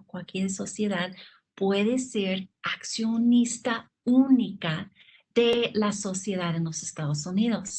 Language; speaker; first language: Spanish; non-native, fluent; English